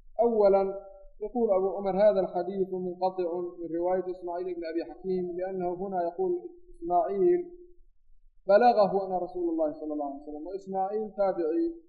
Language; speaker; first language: Arabic; non-native, local second language; Somali